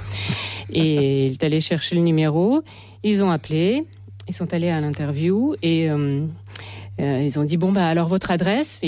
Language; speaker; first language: French; non-native, fluent; Russian